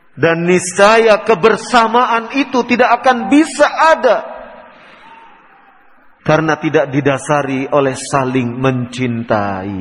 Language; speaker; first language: Indonesian; native; Indonesian